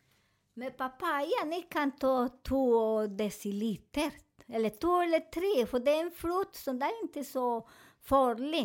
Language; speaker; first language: Swedish; non-native, learner; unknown